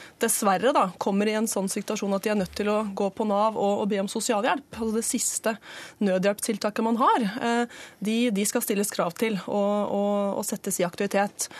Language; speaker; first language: Norwegian; native; Norwegian